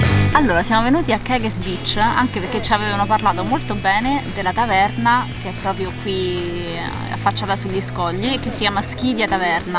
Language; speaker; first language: Italian; native; Italian